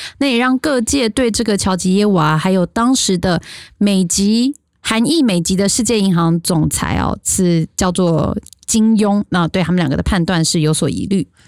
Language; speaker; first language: Chinese; native; Chinese